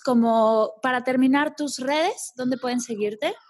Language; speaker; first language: Spanish; native; Spanish